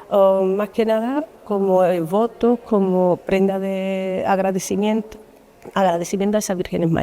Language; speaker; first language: Spanish; native; Spanish